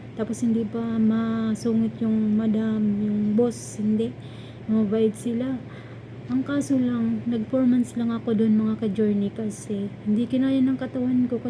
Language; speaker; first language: Filipino; non-native, local second language; Waray